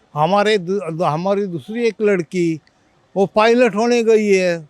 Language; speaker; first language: Hindi; non-native, local second language; Marathi